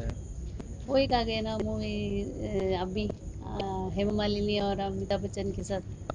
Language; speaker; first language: Hindi; non-native, local second language; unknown